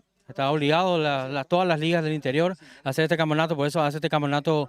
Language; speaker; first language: Spanish; native; Spanish